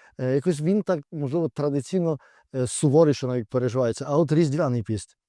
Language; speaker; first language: Ukrainian; native; Ukrainian